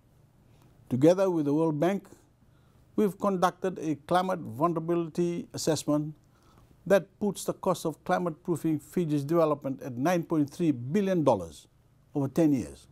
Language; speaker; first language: English; non-native, local second language; Fijian